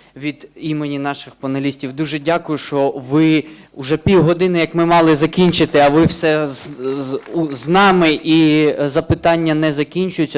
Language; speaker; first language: Ukrainian; native; Ukrainian